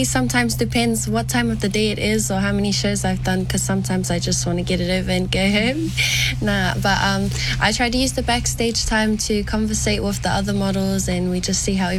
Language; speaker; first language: English; native; English